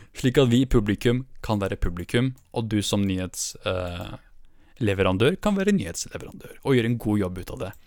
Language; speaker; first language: Norwegian; early bilingual, other home language; Kurdish